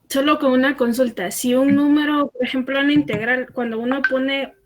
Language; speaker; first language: Spanish; native; Spanish